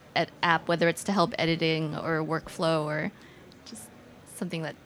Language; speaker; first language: English; non-native, fluent; Chinese